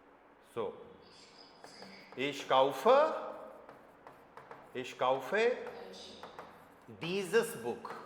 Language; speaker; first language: German; non-native, fluent; Hindi